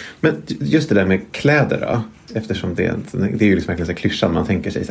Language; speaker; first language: Swedish; native; Swedish